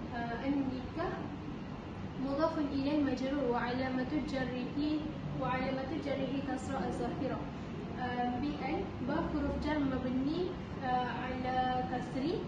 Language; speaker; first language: Arabic; non-native, learner; Malay